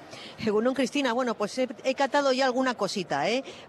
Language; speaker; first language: Spanish; native; Spanish